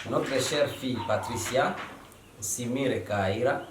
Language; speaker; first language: French; non-native, local second language; Swahili